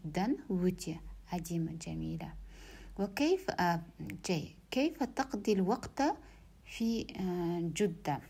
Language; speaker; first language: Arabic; non-native, learner; Kazakh